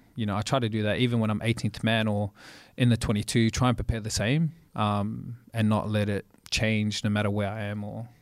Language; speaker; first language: English; native; English